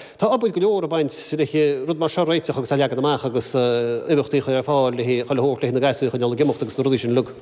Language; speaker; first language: Irish; native; Irish